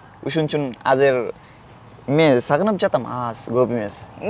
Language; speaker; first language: Kyrgyz; non-native, learner; Bangla